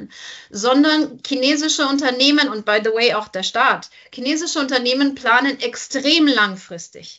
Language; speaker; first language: German; native; German